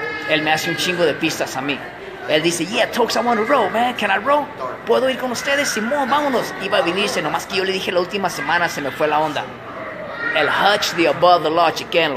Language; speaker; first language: Spanish; early bilingual, other home language; English